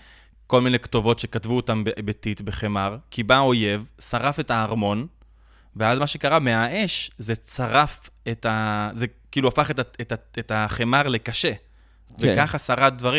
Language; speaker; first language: Hebrew; native; Hebrew